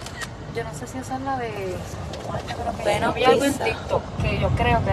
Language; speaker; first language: Spanish; native; Spanish